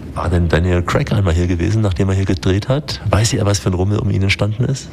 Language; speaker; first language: German; native; German